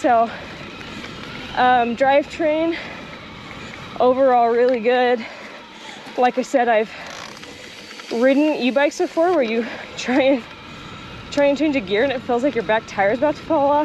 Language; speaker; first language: English; native; English